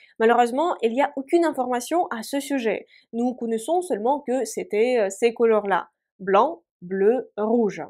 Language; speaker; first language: French; non-native, fluent; Russian